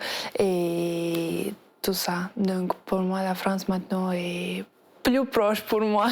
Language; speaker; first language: French; non-native, fluent; Ukrainian